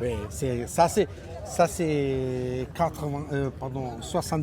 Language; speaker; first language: French; non-native, learner; Italian